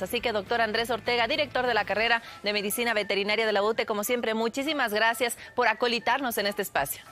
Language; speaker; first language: Spanish; native; Spanish